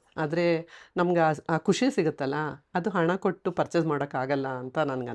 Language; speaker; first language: Kannada; native; Kannada